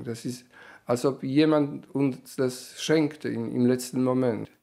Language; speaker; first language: German; non-native, fluent; Polish